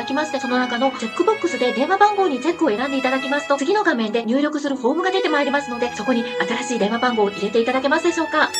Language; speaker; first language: Japanese; native; Japanese